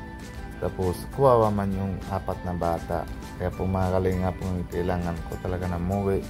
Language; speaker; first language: Filipino; non-native, learner; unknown